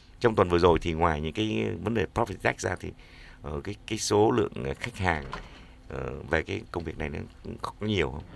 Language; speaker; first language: Vietnamese; native; Vietnamese